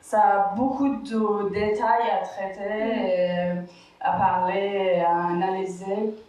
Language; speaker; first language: French; non-native, fluent; Persian